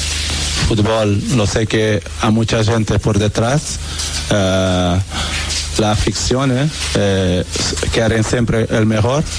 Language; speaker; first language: Spanish; non-native, learner; Portuguese